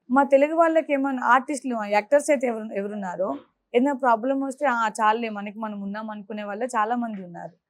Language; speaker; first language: Telugu; native; Telugu